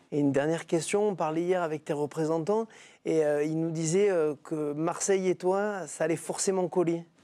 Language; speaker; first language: French; native; French